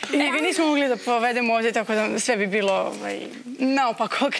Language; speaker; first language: Serbian; native; Serbian